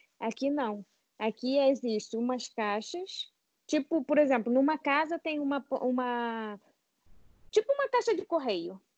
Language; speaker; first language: Portuguese; native; Portuguese